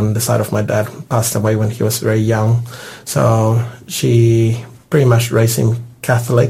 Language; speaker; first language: English; non-native, fluent; Spanish